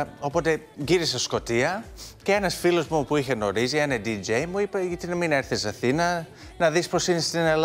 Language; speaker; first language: Greek; non-native, learner; English